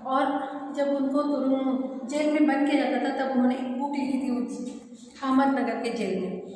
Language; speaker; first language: Hindi; non-native, local second language; Marathi